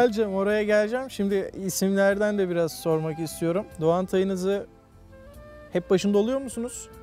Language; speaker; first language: Turkish; native; Turkish